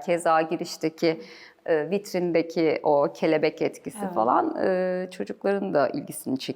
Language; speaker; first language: Turkish; native; Turkish